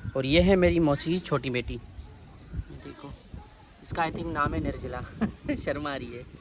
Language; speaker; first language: Urdu; non-native, local second language; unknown